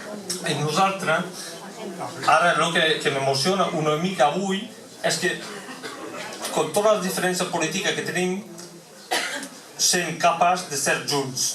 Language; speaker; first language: Catalan; non-native, local second language; French